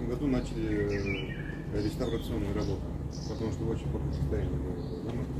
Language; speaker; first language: Russian; native; Russian